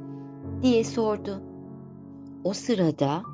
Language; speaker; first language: Turkish; native; Turkish